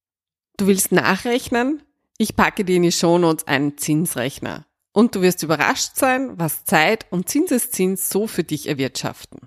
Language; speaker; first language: German; native; German